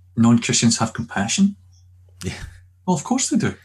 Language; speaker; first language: English; native; English